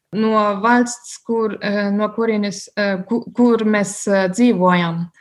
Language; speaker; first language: Latvian; non-native, fluent; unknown